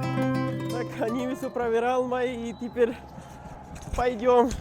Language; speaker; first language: Russian; non-native, learner; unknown